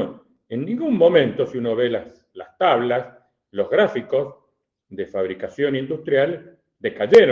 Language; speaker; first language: Spanish; native; Spanish